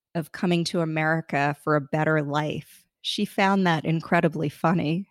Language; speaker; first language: English; early bilingual, other home language; Hindi